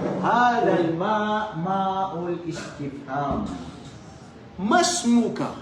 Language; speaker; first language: Arabic; non-native, fluent; Filipino